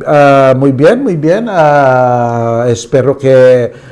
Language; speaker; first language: Spanish; non-native, learner; Filipino